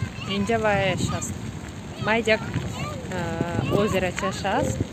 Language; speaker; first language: Russian; non-native, learner; Tajik